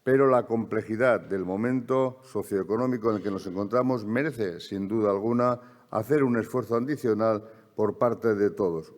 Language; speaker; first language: Spanish; native; Spanish